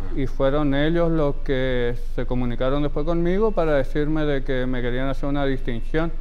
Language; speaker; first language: Spanish; native; Spanish